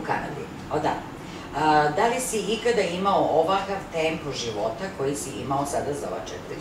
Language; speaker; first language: Bosnian; native; Bosnian